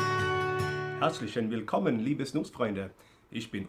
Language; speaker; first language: German; non-native, fluent; Swedish